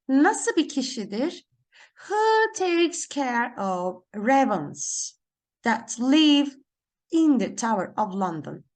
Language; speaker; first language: Turkish; native; Turkish